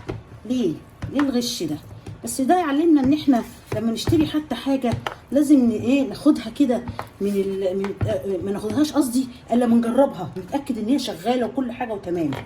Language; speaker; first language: Arabic; native; Arabic